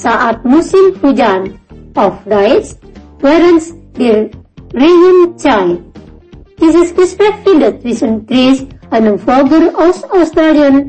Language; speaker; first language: German; non-native, fluent; Indonesian